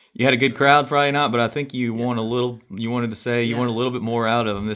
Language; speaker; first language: English; native; English